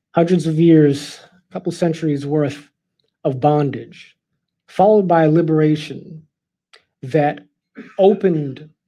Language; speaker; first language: English; native; English